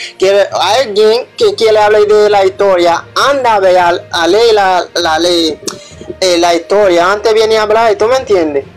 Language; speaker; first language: Spanish; non-native, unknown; Haitian Creole